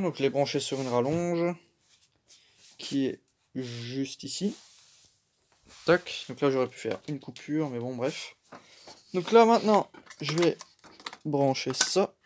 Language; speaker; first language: French; native; French